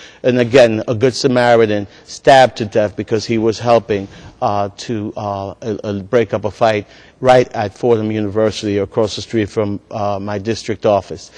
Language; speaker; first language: English; early bilingual, other home language; Spanish